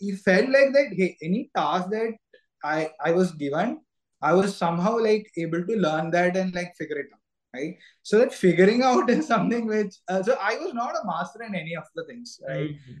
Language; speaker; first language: English; non-native, local second language; Malayalam